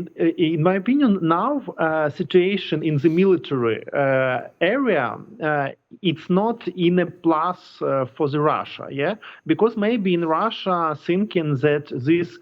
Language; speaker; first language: English; non-native, learner; Ukrainian